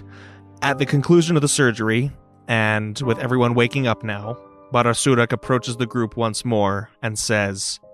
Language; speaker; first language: English; native; English